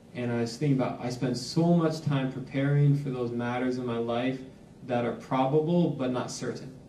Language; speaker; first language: English; native; English